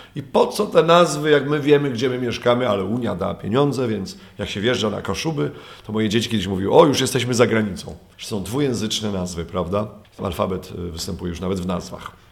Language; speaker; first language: Polish; native; Polish